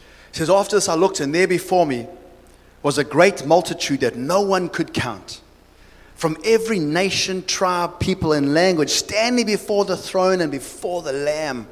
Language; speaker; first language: English; native; English